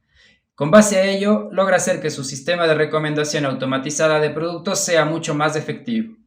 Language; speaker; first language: Spanish; native; Spanish